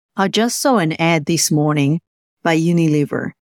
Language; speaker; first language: English; non-native, fluent; Hebrew